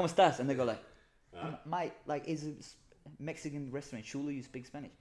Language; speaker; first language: English; non-native, fluent; Spanish